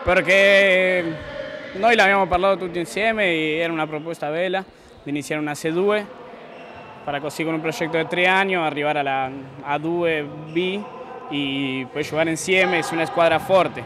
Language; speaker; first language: Italian; non-native, learner; Spanish